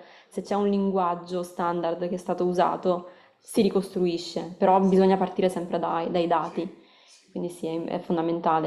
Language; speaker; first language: Italian; native; Italian